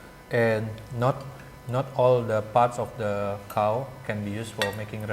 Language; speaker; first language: English; non-native, fluent; Indonesian